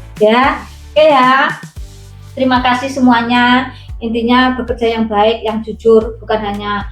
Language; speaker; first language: Indonesian; non-native, local second language; Javanese